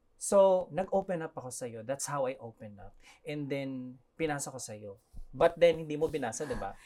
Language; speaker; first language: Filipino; non-native, local second language; Cebuano